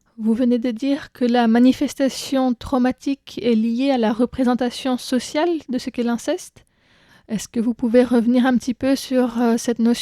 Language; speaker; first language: French; native; French